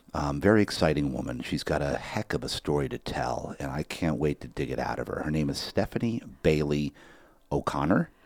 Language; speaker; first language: English; native; English